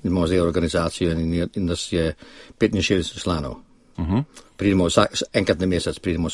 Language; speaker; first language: Slovenian; early bilingual, other home language; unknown